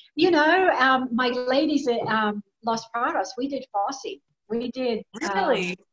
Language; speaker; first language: English; native; English